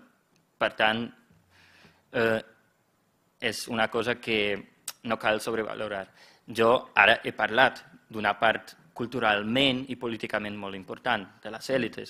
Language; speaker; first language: Catalan; non-native, fluent; German